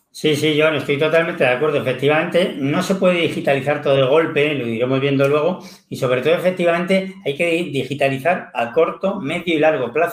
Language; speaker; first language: Spanish; native; Spanish